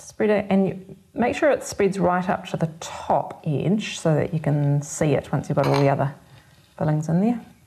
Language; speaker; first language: English; native; English